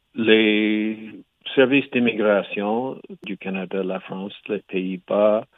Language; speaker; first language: French; native; French